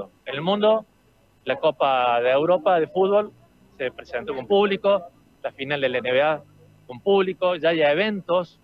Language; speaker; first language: Spanish; native; Spanish